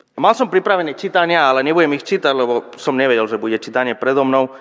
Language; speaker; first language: Slovak; non-native, fluent; Spanish